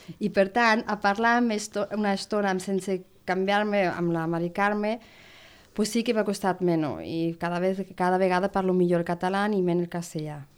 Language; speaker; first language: Catalan; non-native, learner; Spanish